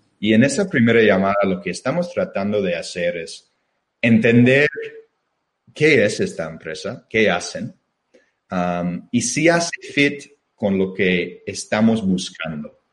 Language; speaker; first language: Spanish; non-native, fluent; English